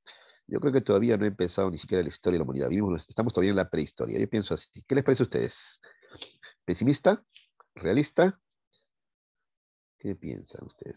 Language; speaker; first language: Spanish; native; Spanish